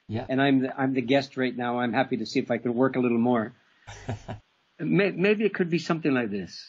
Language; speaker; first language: English; native; English